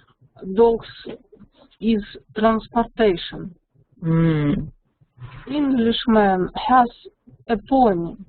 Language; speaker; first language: English; non-native, learner; Russian